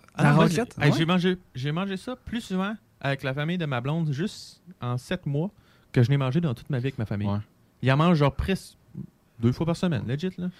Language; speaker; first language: French; native; French